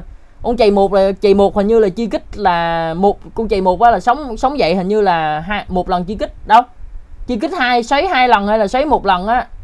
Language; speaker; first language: Vietnamese; native; Vietnamese